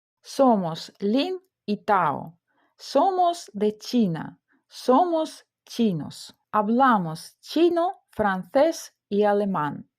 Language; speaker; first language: Spanish; non-native, fluent; Ukrainian